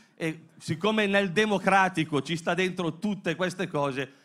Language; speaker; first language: Italian; native; Italian